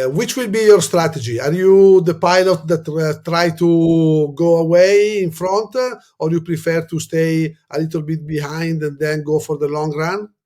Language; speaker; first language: English; non-native, fluent; Italian